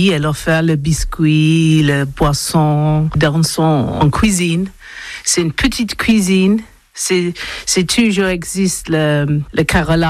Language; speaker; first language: French; non-native, learner; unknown